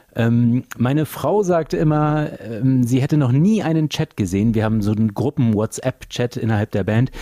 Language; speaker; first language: German; native; German